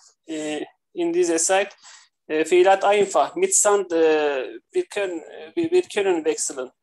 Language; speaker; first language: German; non-native, learner; Turkish